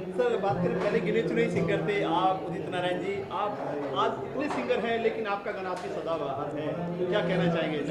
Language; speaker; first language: Hindi; native; Hindi